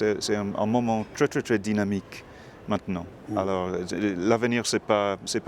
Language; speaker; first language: French; non-native, fluent; English